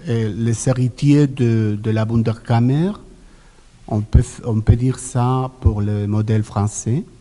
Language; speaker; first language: French; non-native, learner; Spanish